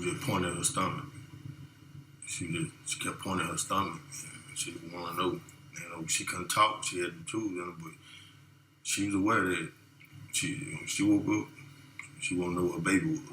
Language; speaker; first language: English; native; English